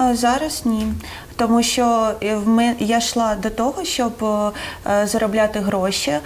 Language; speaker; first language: Ukrainian; non-native, local second language; Russian